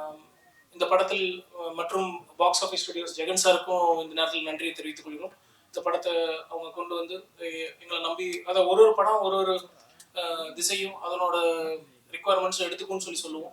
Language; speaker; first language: Tamil; native; Tamil